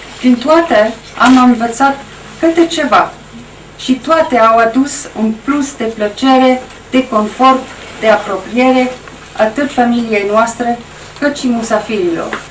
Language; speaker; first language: Romanian; non-native, fluent; English